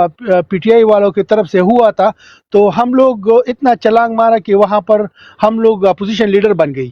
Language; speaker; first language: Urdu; non-native, local second language; Pashto